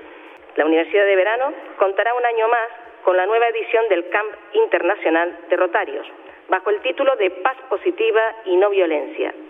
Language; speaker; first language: Spanish; native; Spanish